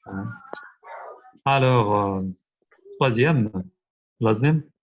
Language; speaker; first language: French; non-native, fluent; Albanian